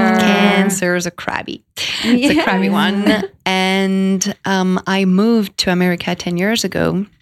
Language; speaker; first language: English; non-native, fluent; French